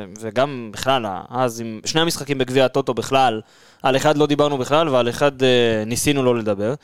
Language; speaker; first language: Hebrew; native; Hebrew